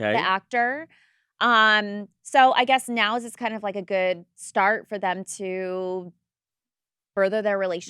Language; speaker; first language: English; native; English